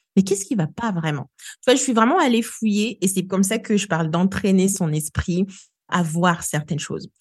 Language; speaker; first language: French; non-native, local second language; Lingala